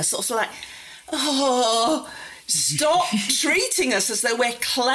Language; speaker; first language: English; native; English